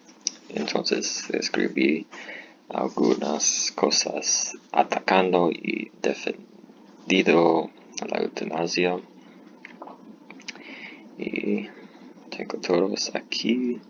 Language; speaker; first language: Spanish; non-native, learner; English